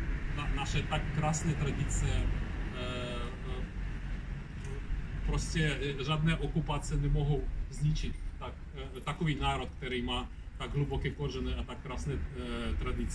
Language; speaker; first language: Czech; non-native, fluent; Ukrainian